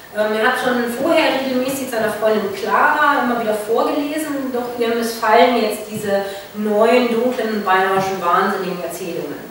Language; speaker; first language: German; native; German